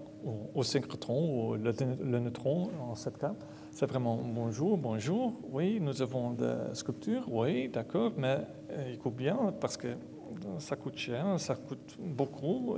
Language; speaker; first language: French; non-native, learner; Dutch